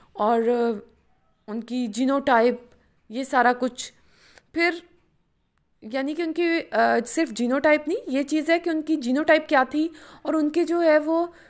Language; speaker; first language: Urdu; non-native, local second language; Punjabi